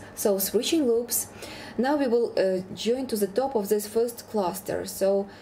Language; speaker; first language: English; non-native, fluent; Ukrainian